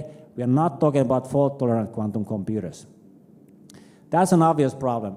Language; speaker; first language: English; non-native, fluent; Finnish